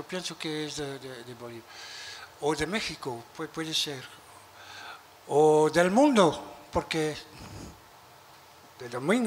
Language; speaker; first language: Spanish; non-native, learner; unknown